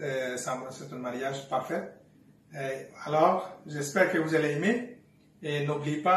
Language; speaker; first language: French; non-native, fluent; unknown